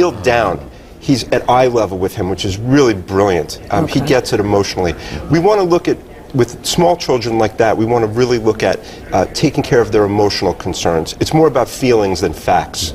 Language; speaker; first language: English; native; English